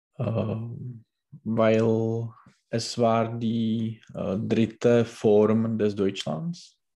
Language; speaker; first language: German; non-native, learner; Czech